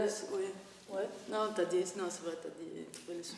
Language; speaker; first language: French; non-native, fluent; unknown